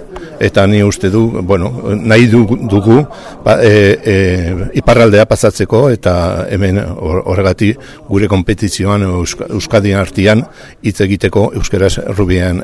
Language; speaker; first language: Basque; non-native, learner; Spanish